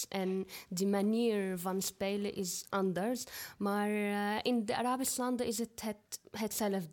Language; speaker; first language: Dutch; non-native, learner; Arabic